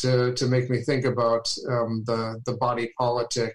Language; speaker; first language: English; native; English